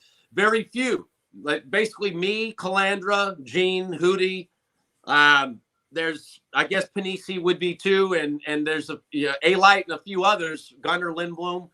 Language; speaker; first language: English; native; English